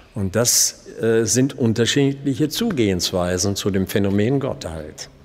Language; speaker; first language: German; native; German